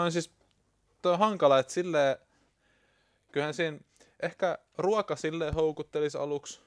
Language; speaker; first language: Finnish; native; Finnish